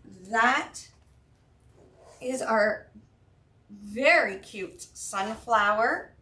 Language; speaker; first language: English; native; English